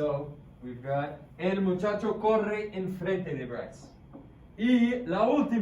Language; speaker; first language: Spanish; non-native, fluent; English